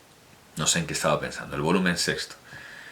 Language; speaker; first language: Spanish; native; Spanish